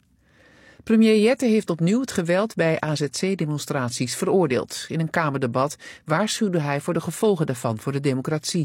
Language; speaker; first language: Dutch; native; Dutch